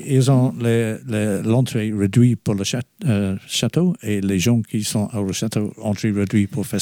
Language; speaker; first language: French; non-native, fluent; English